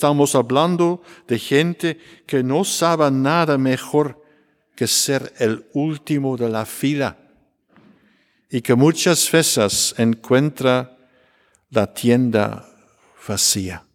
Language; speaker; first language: Spanish; non-native, fluent; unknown